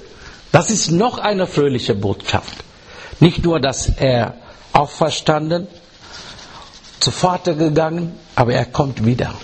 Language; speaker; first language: German; non-native, fluent; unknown